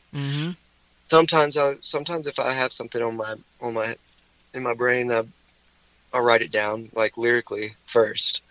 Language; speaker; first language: English; native; English